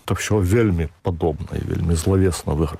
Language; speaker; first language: Polish; non-native, learner; Belarusian